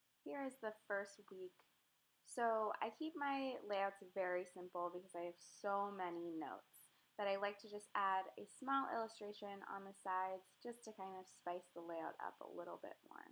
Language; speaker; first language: English; native; English